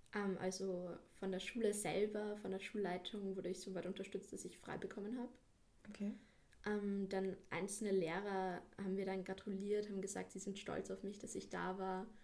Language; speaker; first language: German; native; German